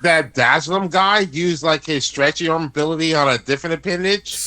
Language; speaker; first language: English; native; English